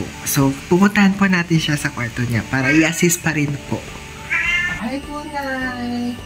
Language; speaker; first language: Filipino; native; Filipino